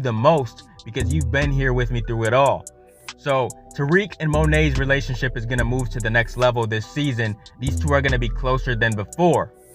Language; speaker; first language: English; native; English